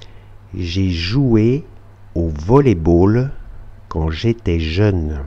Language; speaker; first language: French; non-native, fluent; Russian